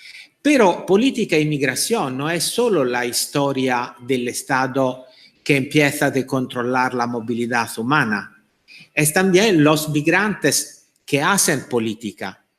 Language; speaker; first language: Spanish; non-native, fluent; Italian